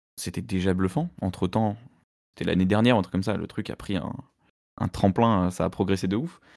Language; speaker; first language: French; native; French